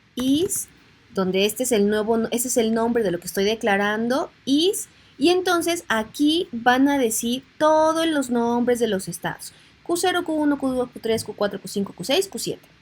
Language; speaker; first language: Spanish; native; Spanish